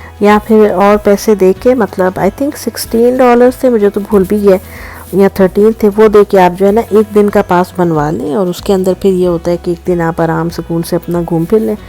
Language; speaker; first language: Urdu; native; Urdu